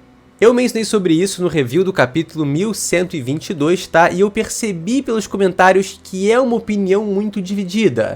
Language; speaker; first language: Portuguese; native; Portuguese